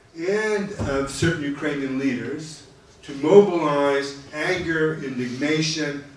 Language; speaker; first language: English; native; English